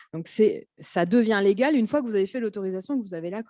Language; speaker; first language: French; native; French